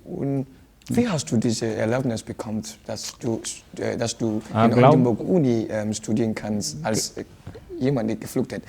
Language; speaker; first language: German; non-native, learner; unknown